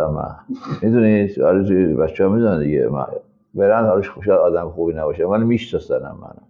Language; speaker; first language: Persian; native; Persian